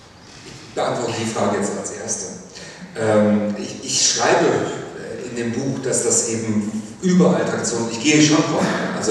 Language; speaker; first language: German; native; German